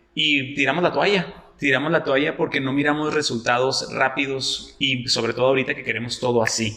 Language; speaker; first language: Spanish; native; Spanish